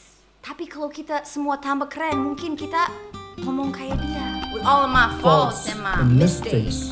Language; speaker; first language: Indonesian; non-native, fluent; English